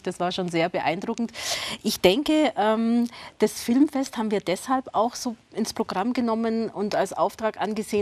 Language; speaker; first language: German; native; German